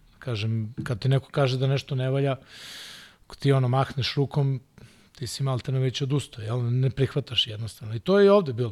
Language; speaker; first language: Serbian; non-native, local second language; Hungarian